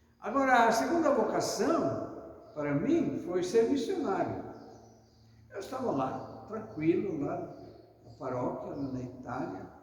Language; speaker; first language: Portuguese; non-native, fluent; Italian